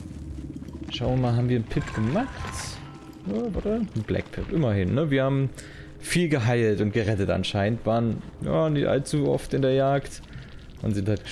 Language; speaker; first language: German; native; German